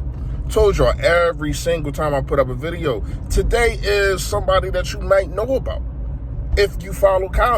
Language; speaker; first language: English; native; English